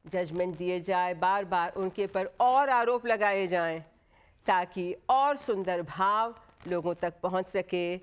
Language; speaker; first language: Hindi; native; Hindi